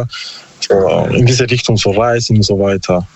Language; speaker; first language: German; non-native, learner; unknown